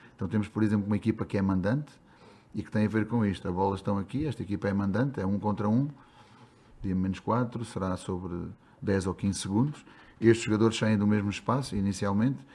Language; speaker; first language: Portuguese; native; Portuguese